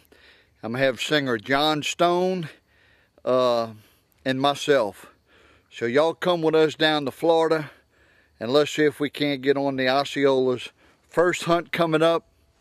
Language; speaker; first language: English; native; English